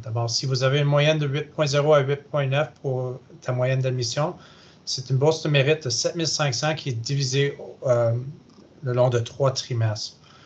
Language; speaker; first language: French; native; French